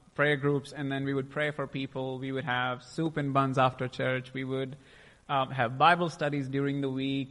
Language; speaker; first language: English; non-native, local second language; Punjabi